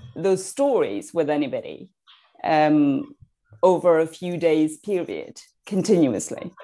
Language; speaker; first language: English; non-native, fluent; Persian